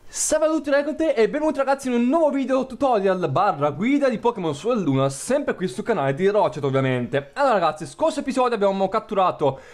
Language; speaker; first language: Italian; native; Italian